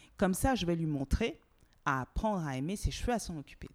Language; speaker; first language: French; native; French